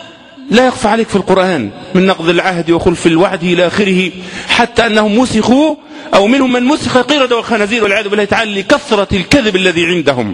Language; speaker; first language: Arabic; native; Arabic